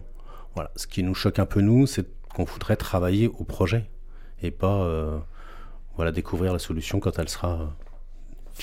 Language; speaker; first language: French; native; French